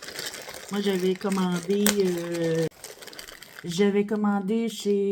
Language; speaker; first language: French; native; French